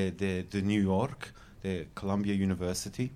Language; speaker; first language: Italian; early bilingual, heritage; Venetian